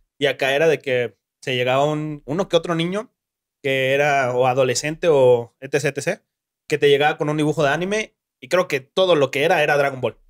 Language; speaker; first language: Spanish; native; Spanish